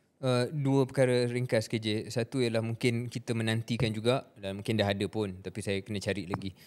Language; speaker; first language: Malay; native; Malay